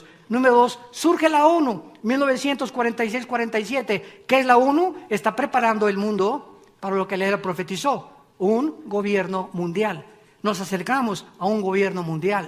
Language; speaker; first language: Spanish; native; Spanish